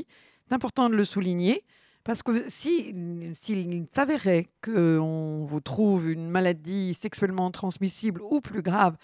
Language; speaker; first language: French; native; French